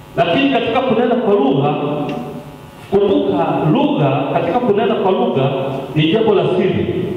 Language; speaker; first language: Swahili; native; Swahili